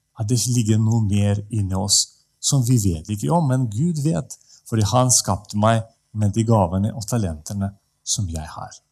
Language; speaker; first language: Norwegian; non-native, fluent; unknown